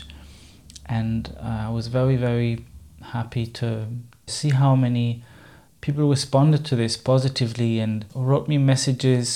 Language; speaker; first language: English; non-native, fluent; German